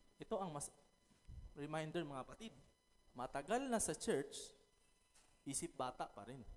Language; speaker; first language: Filipino; non-native, local second language; Cebuano